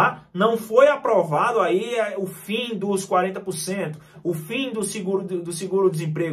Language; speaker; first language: Portuguese; native; Portuguese